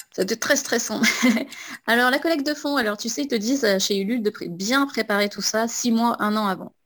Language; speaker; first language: French; native; French